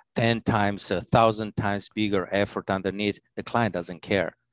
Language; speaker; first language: English; non-native, fluent; Romanian